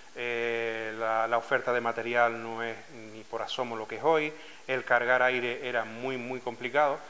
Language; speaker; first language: Spanish; native; Spanish